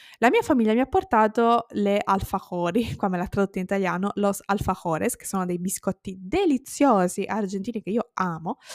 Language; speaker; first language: Italian; native; Italian